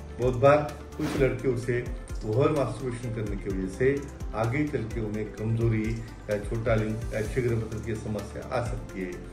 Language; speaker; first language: Hindi; non-native, local second language; Marathi